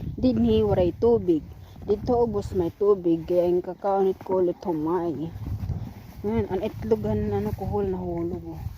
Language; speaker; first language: Filipino; non-native, local second language; Iloko